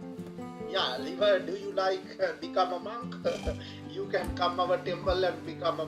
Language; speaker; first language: English; non-native, learner; Sinhala